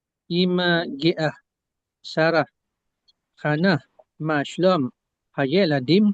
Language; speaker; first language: Hebrew; non-native, learner; Indonesian